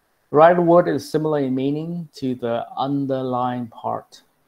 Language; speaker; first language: English; non-native, fluent; Vietnamese